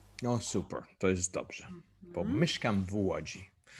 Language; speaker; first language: Polish; non-native, learner; English